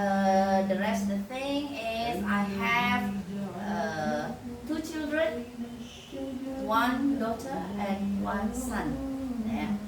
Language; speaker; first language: English; non-native, fluent; Indonesian